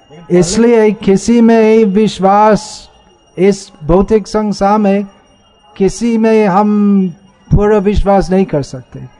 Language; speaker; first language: Hindi; non-native, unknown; English